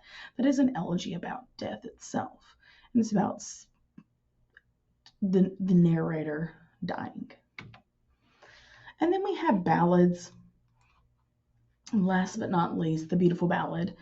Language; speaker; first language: English; native; English